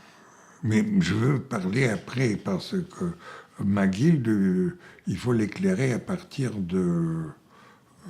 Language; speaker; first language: French; non-native, fluent; Bulgarian